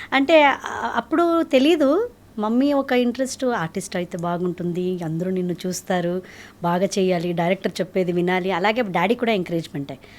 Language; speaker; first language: Telugu; native; Telugu